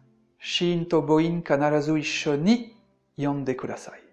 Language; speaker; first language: Japanese; non-native, fluent; French